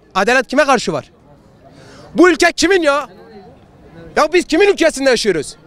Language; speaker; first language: Turkish; non-native, local second language; Kurdish